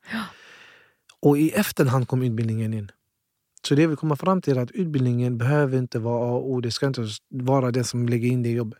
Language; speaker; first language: Swedish; early bilingual, other home language; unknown